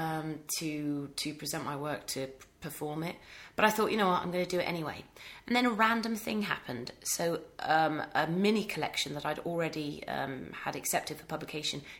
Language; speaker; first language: English; native; English